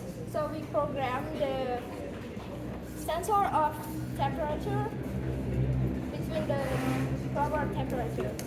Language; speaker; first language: English; non-native, learner; Indonesian